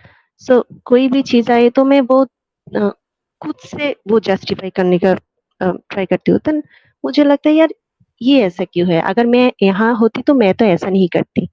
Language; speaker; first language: Hindi; non-native, fluent; Bangla